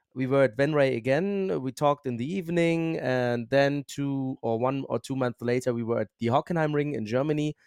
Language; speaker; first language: English; non-native, fluent; German